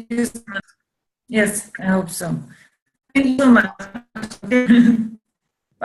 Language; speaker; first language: English; non-native, learner; German